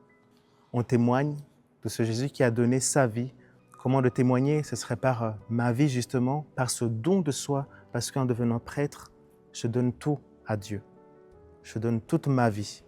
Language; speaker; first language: French; non-native, local second language; Kinyarwanda